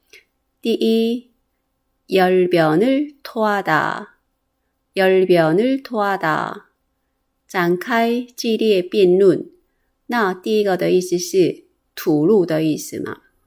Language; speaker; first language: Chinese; non-native, fluent; Korean